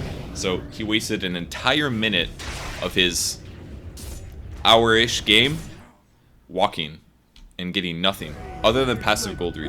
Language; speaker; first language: English; native; English